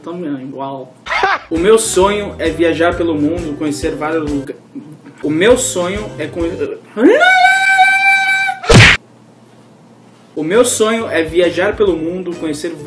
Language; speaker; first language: Portuguese; native; Portuguese